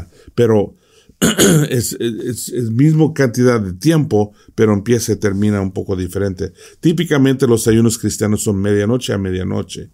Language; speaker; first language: Spanish; non-native, fluent; English